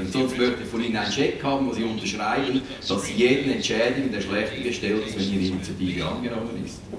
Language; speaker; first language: German; native; German